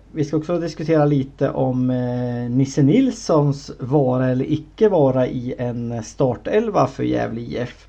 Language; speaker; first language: Swedish; native; Swedish